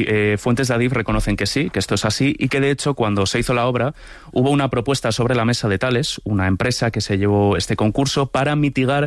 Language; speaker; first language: Spanish; native; Spanish